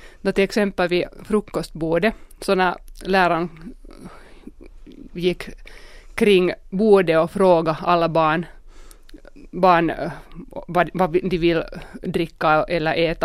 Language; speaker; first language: Swedish; non-native, local second language; Finnish